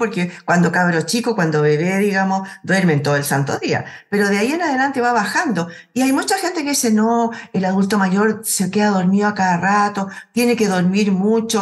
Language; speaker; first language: Spanish; native; Spanish